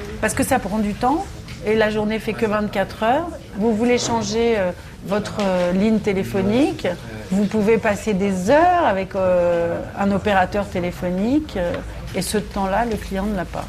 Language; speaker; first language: French; native; French